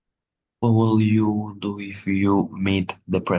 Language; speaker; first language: English; non-native, learner; Spanish